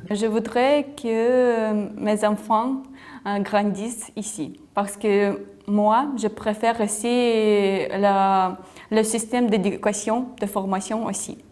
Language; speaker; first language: French; non-native, learner; Kyrgyz